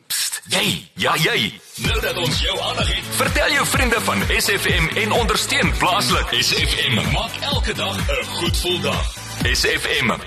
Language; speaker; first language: Afrikaans; non-native, local second language; English